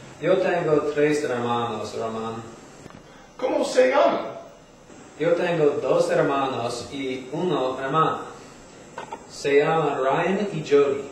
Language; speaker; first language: Spanish; non-native, learner; English